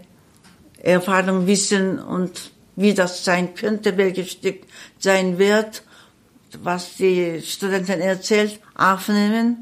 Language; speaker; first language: German; non-native, learner; Korean